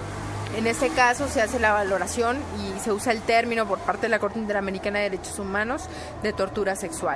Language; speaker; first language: Spanish; native; Spanish